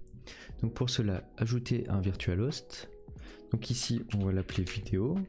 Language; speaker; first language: French; native; French